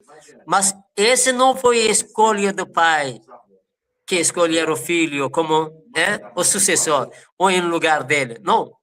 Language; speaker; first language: Portuguese; non-native, fluent; Persian